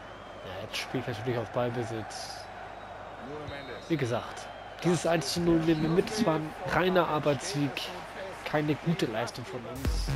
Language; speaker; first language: German; native; German